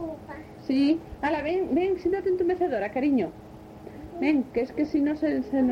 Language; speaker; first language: Spanish; native; Spanish